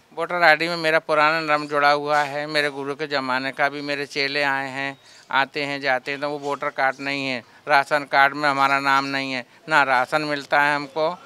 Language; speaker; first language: Hindi; native; Hindi